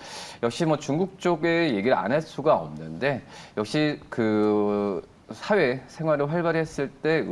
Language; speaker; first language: Korean; native; Korean